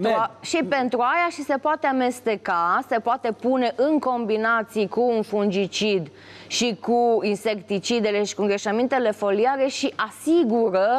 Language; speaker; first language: Romanian; native; Romanian